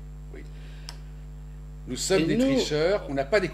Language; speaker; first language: French; native; French